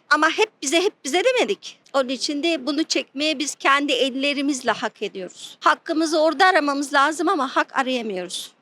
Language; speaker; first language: Turkish; non-native, fluent; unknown